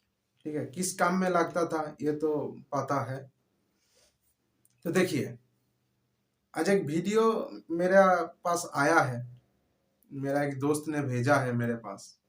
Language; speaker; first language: Hindi; non-native, local second language; Bangla